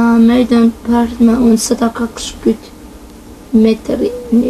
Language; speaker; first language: Finnish; non-native, learner; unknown